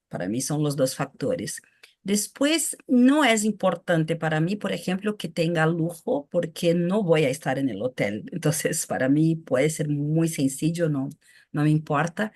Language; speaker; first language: Spanish; non-native, fluent; Portuguese